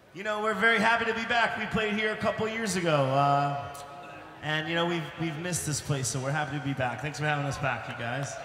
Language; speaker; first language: English; native; English